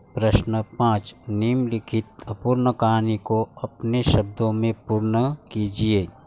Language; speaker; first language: Hindi; non-native, local second language; Marathi